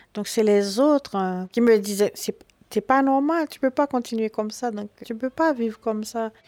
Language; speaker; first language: French; non-native, local second language; Haitian Creole